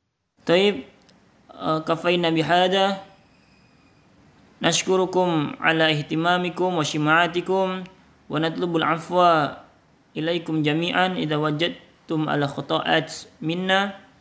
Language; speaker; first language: Arabic; non-native, learner; Indonesian